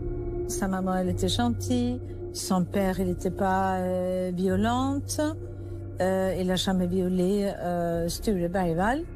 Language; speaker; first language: French; non-native, learner; Swedish